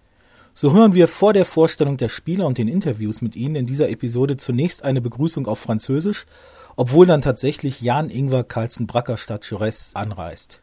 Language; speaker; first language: German; native; German